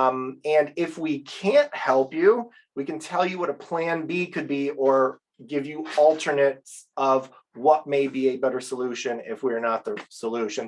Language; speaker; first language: English; native; English